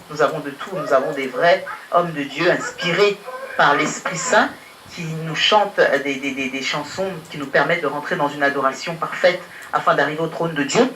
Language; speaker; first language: French; early bilingual, other home language; Lingala